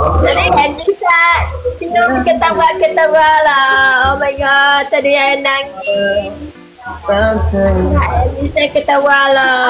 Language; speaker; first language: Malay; non-native, learner; Vietnamese